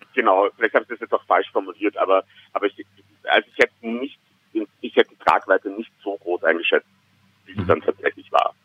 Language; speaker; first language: German; native; German